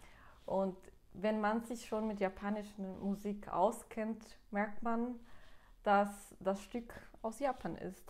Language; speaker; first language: German; non-native, fluent; Spanish